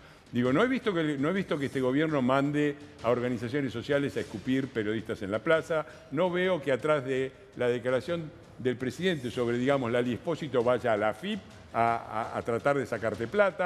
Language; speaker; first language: Spanish; native; Spanish